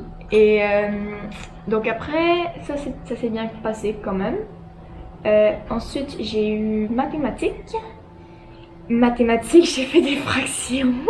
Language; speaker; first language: French; native; French